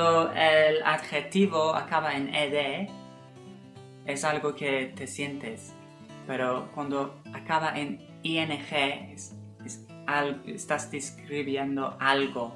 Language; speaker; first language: Spanish; non-native, fluent; English